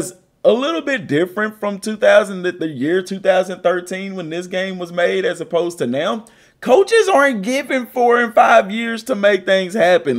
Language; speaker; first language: English; native; English